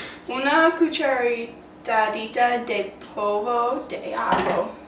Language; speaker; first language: Spanish; non-native, learner; English